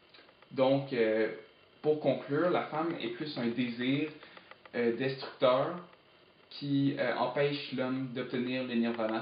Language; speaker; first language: French; native; French